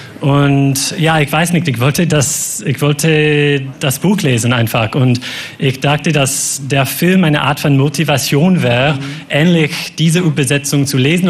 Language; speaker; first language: German; non-native, fluent; English